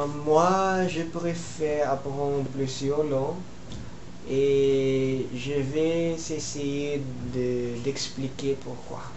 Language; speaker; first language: French; non-native, learner; Filipino